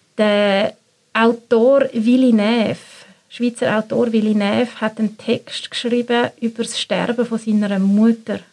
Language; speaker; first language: German; native; German